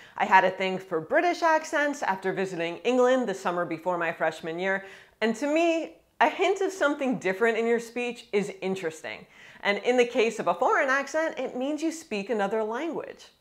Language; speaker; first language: English; native; English